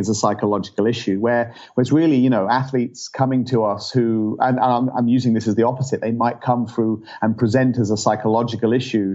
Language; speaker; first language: English; native; English